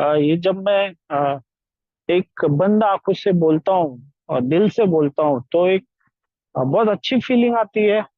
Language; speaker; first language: Hindi; non-native, local second language; Marathi